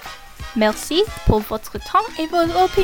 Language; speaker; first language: French; non-native, learner; English